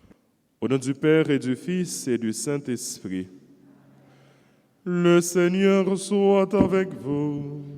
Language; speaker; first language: French; non-native, local second language; Haitian Creole